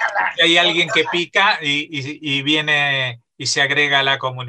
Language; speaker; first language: Spanish; native; Spanish